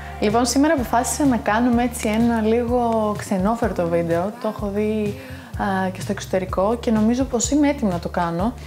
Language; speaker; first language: Greek; early bilingual, heritage; Greek